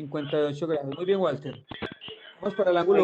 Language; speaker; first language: Spanish; native; Spanish